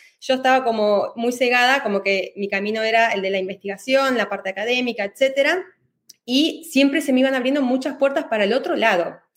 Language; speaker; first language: Spanish; native; Spanish